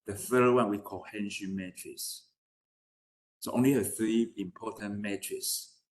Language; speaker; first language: English; non-native, fluent; Chinese